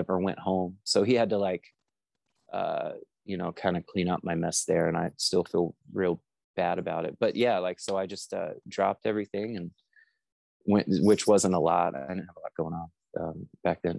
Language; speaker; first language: English; native; English